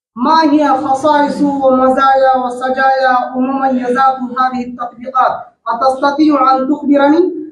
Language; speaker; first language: Arabic; non-native, fluent; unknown